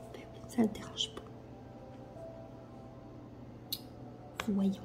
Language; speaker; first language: French; native; French